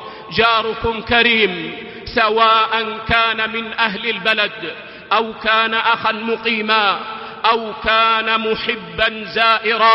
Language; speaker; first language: Arabic; native; Arabic